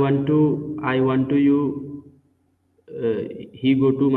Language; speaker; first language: English; non-native, learner; Bangla